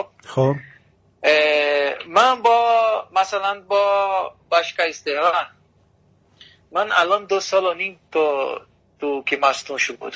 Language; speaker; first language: Persian; non-native, learner; Portuguese